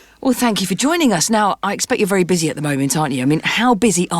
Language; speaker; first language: English; native; English